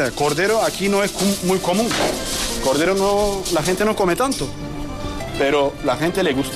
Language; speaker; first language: Spanish; non-native, learner; Turkish